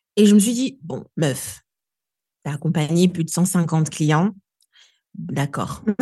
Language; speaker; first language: French; non-native, local second language; Lingala